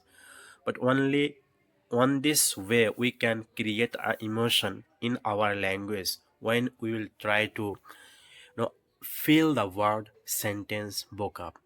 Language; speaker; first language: English; non-native, learner; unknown